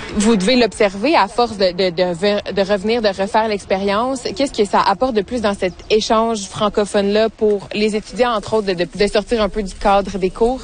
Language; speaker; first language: French; native; French